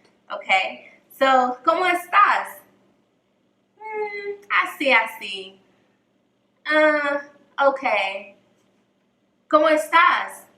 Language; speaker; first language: Spanish; non-native, fluent; English